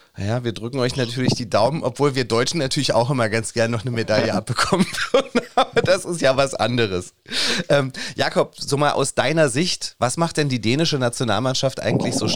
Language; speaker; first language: German; native; German